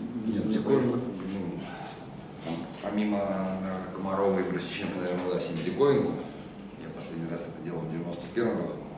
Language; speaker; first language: Russian; native; Russian